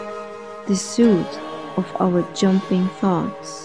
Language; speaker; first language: English; non-native, fluent; German